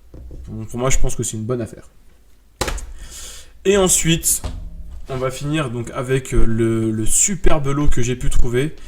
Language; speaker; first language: French; native; French